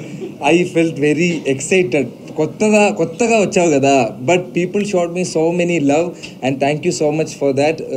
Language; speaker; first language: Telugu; non-native, learner; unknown